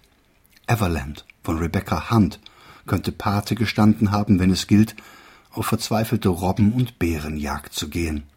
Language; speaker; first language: German; native; German